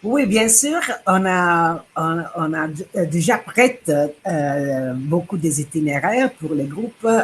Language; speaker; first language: French; non-native, fluent; Italian